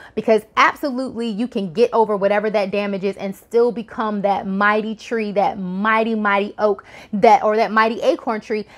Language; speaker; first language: English; native; English